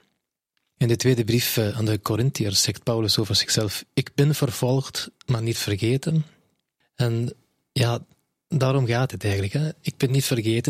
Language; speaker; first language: Dutch; non-native, fluent; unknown